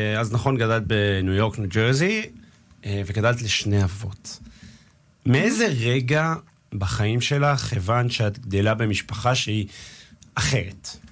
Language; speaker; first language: Hebrew; native; Hebrew